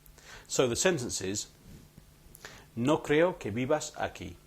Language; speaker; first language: Spanish; non-native, fluent; English